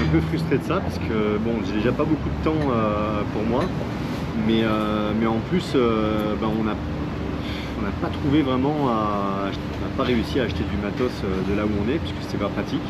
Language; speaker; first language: French; native; French